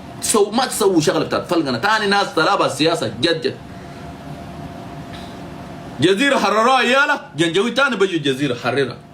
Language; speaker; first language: Arabic; native; Arabic